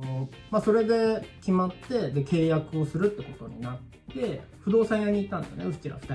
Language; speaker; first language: Japanese; native; Japanese